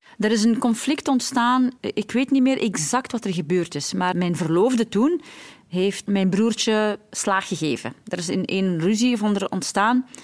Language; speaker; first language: Dutch; early bilingual, other home language; Arabic